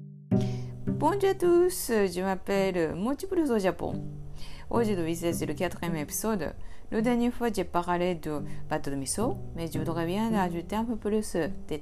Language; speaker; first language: French; non-native, learner; Japanese